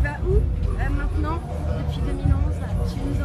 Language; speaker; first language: French; native; French